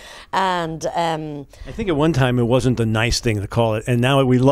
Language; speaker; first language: English; native; English